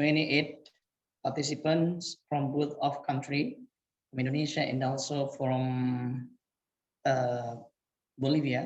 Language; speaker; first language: English; non-native, fluent; Indonesian